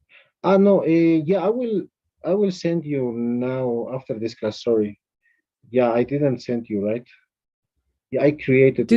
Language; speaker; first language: English; non-native, fluent; Spanish